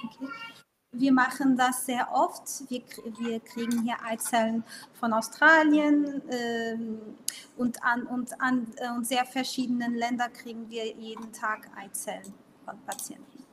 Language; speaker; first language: German; non-native, local second language; Portuguese